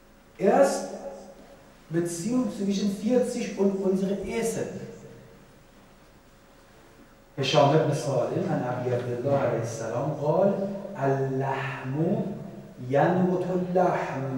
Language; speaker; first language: German; non-native, fluent; Persian